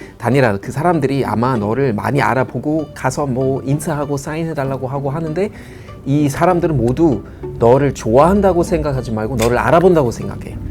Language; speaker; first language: Korean; non-native, fluent; German